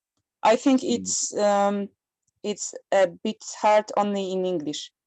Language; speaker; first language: English; non-native, learner; Polish